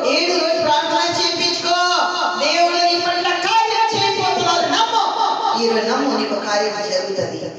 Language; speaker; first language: Telugu; non-native, learner; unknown